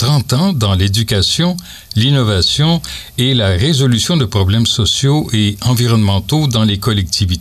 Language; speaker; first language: French; native; French